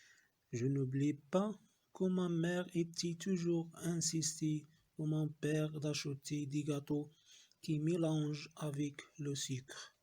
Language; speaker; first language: French; non-native, learner; Arabic